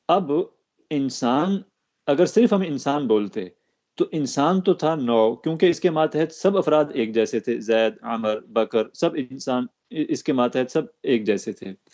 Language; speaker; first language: Urdu; native; Urdu